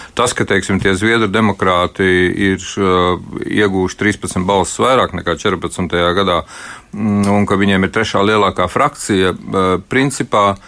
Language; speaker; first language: Latvian; native; Latvian